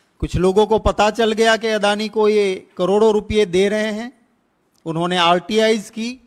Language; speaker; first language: Hindi; non-native, local second language; Gujarati